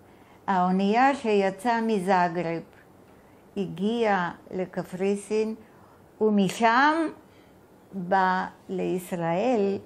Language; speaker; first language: Hebrew; non-native, fluent; Bulgarian